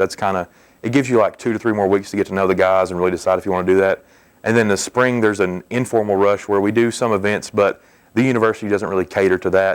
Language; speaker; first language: English; native; English